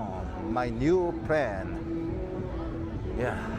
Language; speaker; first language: English; non-native, learner; Korean